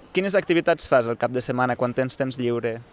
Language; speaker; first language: Catalan; native; Catalan